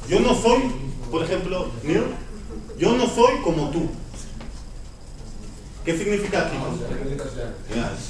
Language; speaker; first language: Spanish; non-native, fluent; Dutch